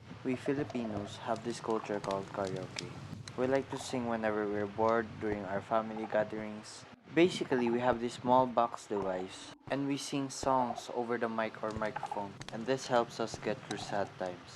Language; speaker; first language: English; non-native, local second language; Filipino